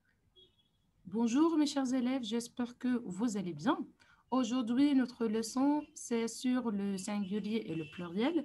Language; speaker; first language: French; non-native, fluent; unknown